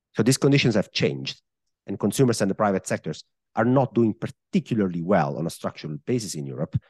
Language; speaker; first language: English; non-native, fluent; Italian